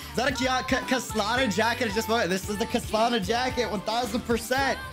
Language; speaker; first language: English; native; English